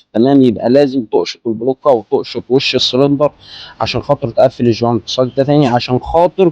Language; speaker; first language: Arabic; native; Arabic